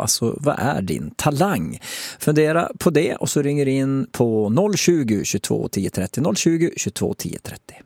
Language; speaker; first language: Swedish; native; Swedish